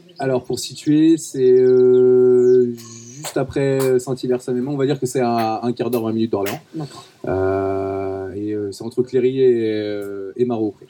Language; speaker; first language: French; native; French